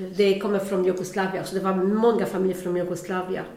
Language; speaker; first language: Swedish; non-native, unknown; Arabic